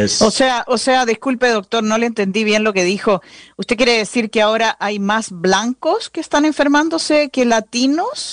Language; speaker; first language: Spanish; native; Spanish